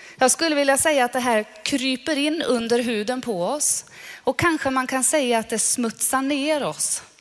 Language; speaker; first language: Swedish; non-native, fluent; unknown